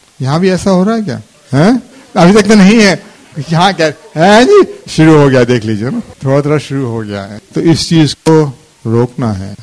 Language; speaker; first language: Hindi; native; Hindi